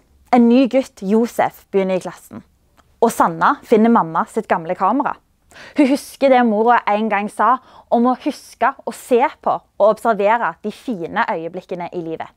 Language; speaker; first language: Norwegian; native; Norwegian